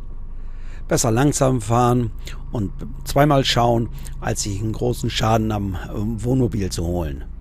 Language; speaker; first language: German; native; German